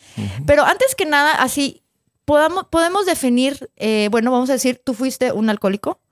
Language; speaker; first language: Spanish; native; Spanish